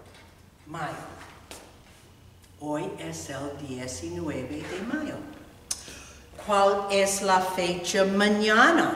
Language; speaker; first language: Spanish; non-native, fluent; English